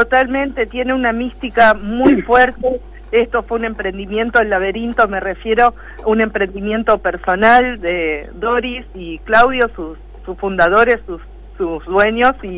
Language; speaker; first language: Spanish; native; Spanish